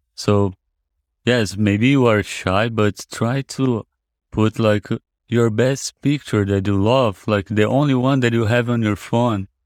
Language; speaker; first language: English; non-native, fluent; Portuguese